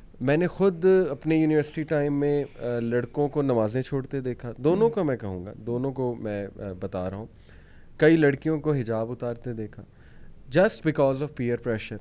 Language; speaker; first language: Urdu; native; Urdu